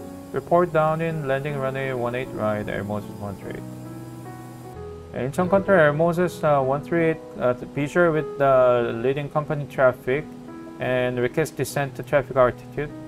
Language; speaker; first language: English; non-native, fluent; Korean